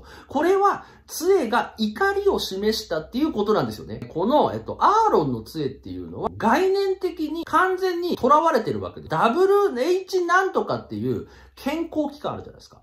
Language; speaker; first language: Japanese; native; Japanese